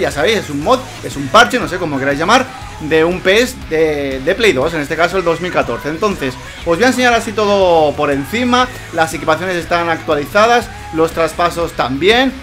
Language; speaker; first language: Spanish; native; Spanish